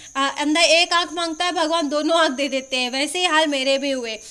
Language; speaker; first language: Hindi; non-native, local second language; Marathi